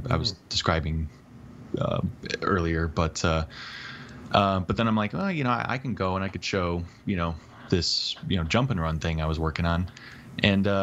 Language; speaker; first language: English; native; English